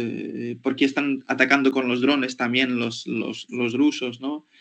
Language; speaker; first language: Spanish; non-native, fluent; Ukrainian